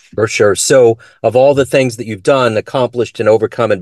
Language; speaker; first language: English; native; English